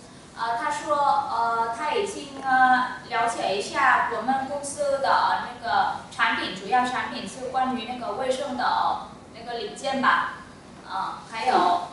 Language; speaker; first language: Chinese; non-native, fluent; Vietnamese